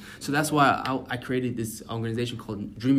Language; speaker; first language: English; native; English